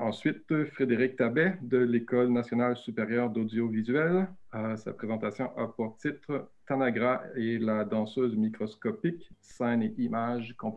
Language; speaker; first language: French; native; French